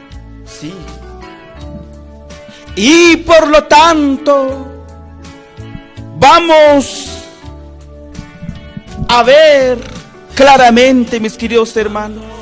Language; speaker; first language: Spanish; non-native, local second language; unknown